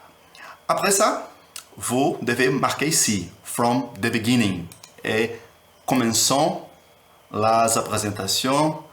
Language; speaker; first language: French; non-native, learner; Portuguese